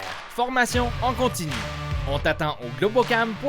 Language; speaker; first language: French; native; French